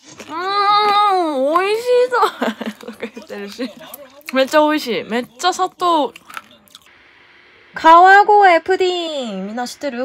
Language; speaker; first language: Japanese; non-native, fluent; Korean